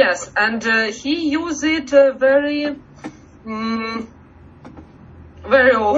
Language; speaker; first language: English; non-native, learner; Russian